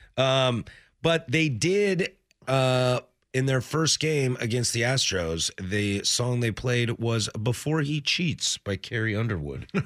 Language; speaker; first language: English; native; English